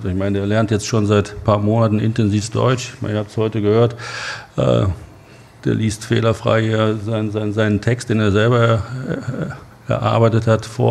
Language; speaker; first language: German; native; German